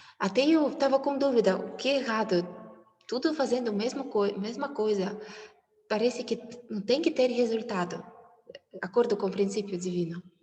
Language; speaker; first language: Portuguese; non-native, learner; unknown